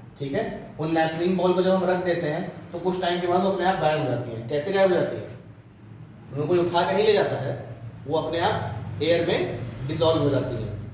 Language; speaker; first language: Hindi; native; Hindi